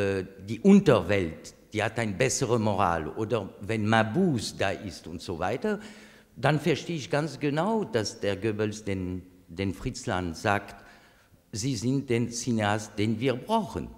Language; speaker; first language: German; non-native, fluent; French